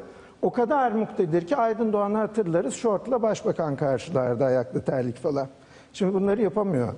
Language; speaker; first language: Turkish; native; Turkish